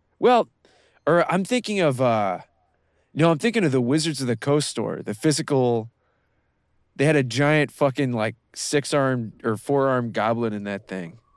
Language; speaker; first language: English; native; English